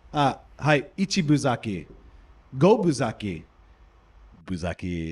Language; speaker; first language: Japanese; non-native, learner; English